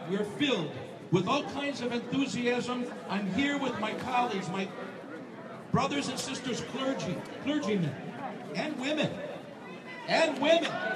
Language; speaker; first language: English; native; English